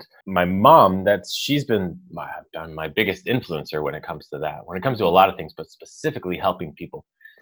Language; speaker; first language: English; native; English